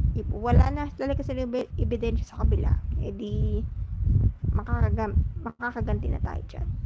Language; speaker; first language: Filipino; native; Filipino